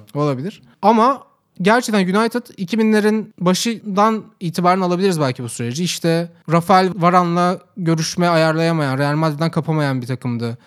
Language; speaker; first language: Turkish; native; Turkish